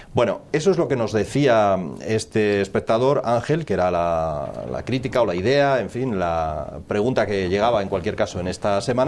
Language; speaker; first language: Spanish; native; Spanish